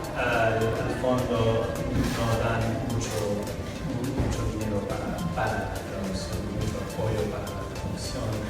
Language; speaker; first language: Spanish; non-native, fluent; English